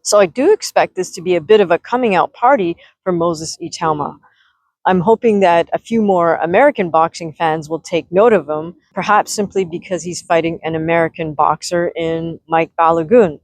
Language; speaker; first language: English; native; English